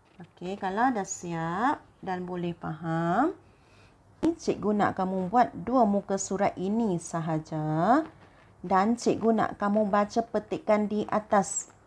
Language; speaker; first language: Malay; non-native, local second language; Chinese